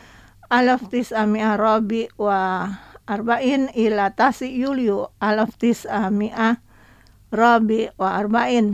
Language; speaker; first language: Arabic; non-native, fluent; Indonesian